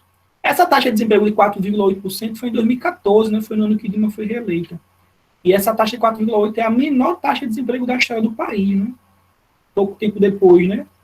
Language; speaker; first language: Portuguese; native; Portuguese